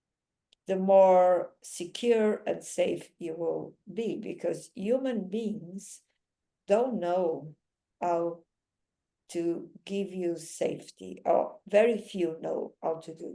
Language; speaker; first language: English; non-native, fluent; Portuguese